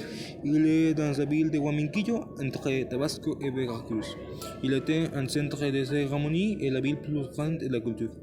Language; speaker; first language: French; non-native, learner; Spanish